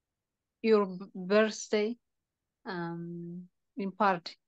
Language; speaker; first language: English; non-native, learner; Tigrinya